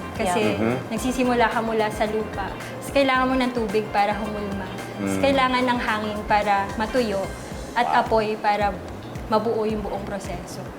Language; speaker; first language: Filipino; native; Filipino